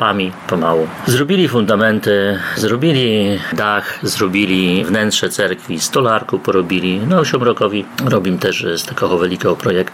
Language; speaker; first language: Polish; non-native, local second language; Ukrainian